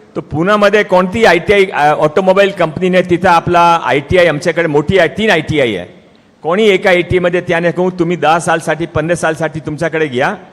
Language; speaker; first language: Marathi; non-native, local second language; Hindi